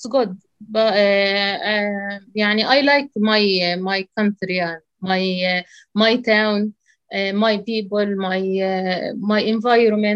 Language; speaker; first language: English; non-native, learner; Arabic